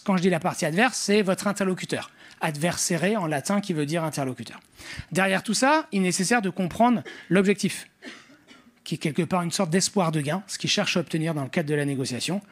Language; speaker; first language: French; native; French